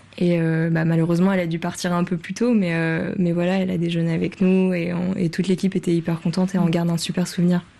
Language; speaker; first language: French; native; French